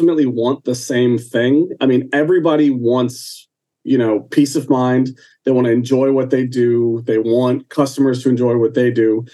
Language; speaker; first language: English; native; English